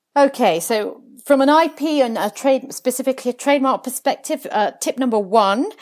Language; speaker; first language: English; early bilingual, other home language; Italian